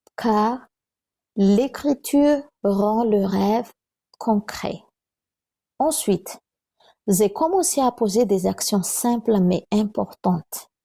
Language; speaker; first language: French; non-native, local second language; Malagasy